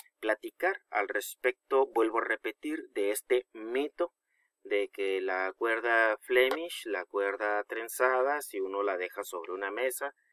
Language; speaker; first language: Spanish; native; Spanish